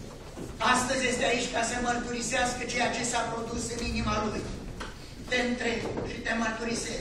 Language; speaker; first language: Romanian; native; Romanian